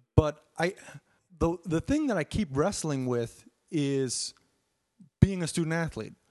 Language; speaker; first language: English; native; English